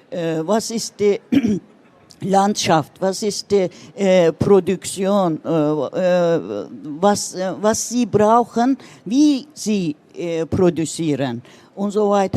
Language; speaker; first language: German; non-native, learner; Turkish